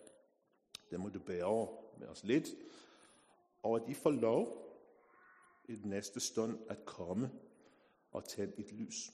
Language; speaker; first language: Danish; non-native, fluent; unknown